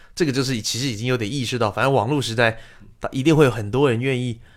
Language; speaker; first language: Chinese; native; Chinese